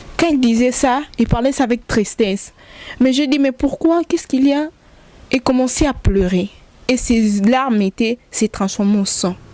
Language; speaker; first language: French; non-native, local second language; Lingala